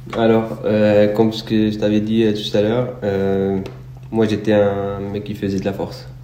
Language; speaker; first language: French; non-native, local second language; Arabic